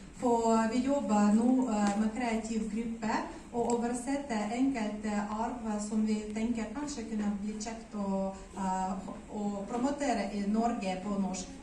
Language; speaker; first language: Swedish; non-native, fluent; Ukrainian